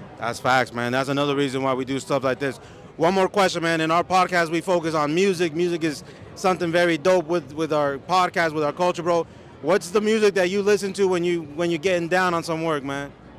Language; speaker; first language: English; early bilingual, other home language; Spanish